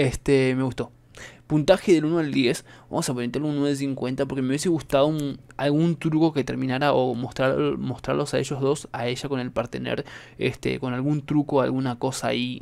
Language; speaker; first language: Spanish; native; Spanish